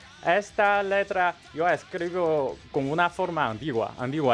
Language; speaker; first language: Spanish; non-native, learner; Chinese